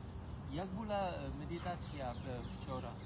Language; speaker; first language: Polish; non-native, learner; French